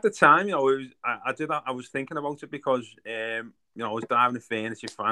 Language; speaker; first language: English; native; English